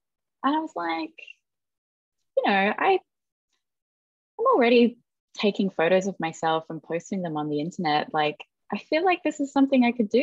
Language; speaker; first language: English; native; English